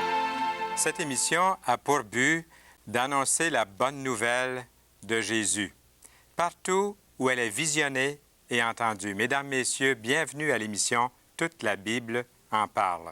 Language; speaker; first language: French; native; French